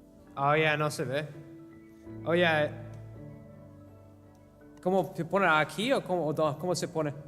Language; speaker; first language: Spanish; non-native, learner; English